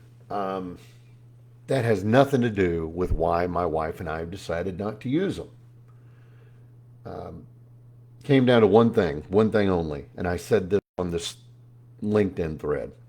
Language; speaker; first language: English; native; English